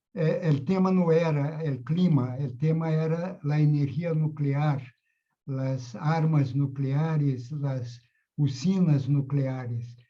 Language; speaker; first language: Spanish; non-native, fluent; Portuguese